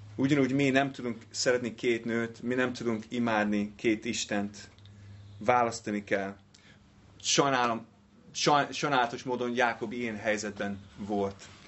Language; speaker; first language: Hungarian; non-native, fluent; English